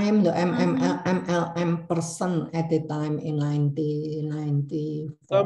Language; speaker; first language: English; non-native, learner; Indonesian